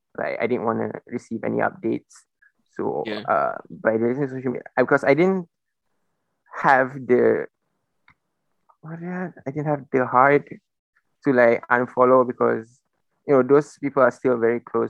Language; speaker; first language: English; non-native, local second language; Malay